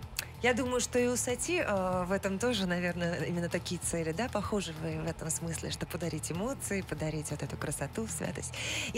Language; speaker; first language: Russian; native; Russian